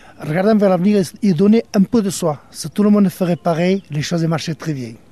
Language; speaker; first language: French; non-native, fluent; Portuguese